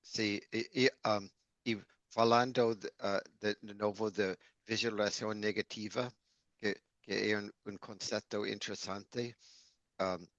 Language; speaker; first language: Portuguese; non-native, learner; English